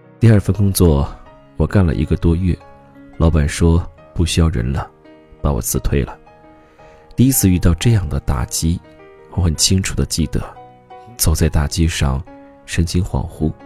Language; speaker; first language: Chinese; native; Chinese